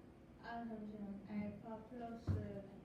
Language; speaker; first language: Korean; native; Korean